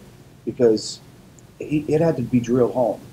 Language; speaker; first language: English; native; English